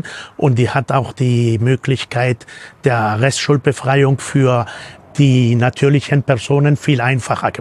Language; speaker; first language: German; non-native, fluent; Spanish